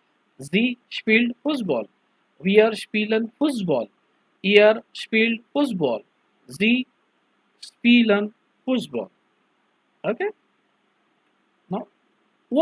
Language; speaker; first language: German; non-native, learner; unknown